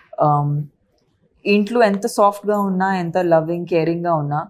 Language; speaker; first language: Telugu; non-native, fluent; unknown